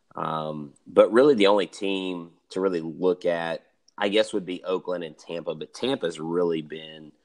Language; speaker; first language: English; native; English